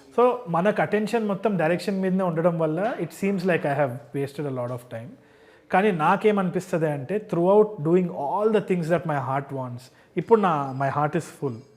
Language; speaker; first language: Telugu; native; Telugu